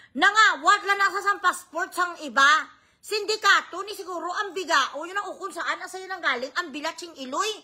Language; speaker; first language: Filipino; non-native, local second language; Hiligaynon